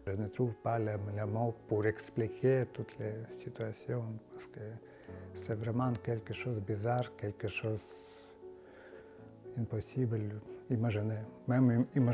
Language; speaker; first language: French; non-native, learner; Ukrainian